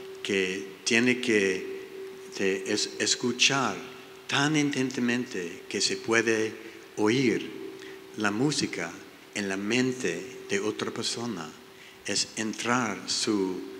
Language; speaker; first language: Spanish; non-native, learner; English